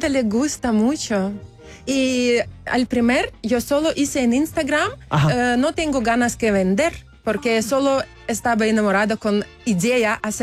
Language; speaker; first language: Spanish; non-native, learner; Russian